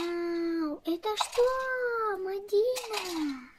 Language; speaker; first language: Russian; non-native, local second language; Kazakh